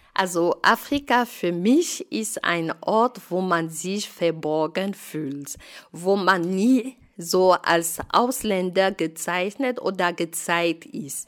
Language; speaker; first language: German; non-native, fluent; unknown